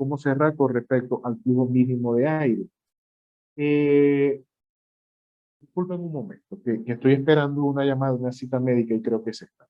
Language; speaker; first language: Spanish; native; Spanish